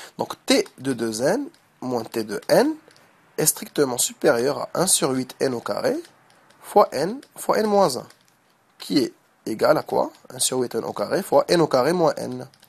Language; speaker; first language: French; non-native, local second language; Arabic